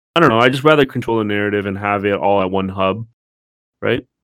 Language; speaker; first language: English; native; English